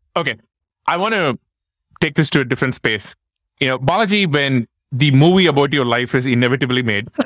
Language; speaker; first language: English; non-native, local second language; Tamil